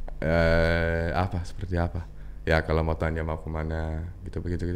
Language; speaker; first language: Indonesian; non-native, fluent; English